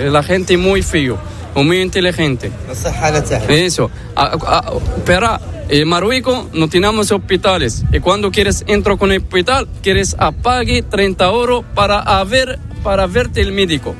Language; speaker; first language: Spanish; non-native, learner; Arabic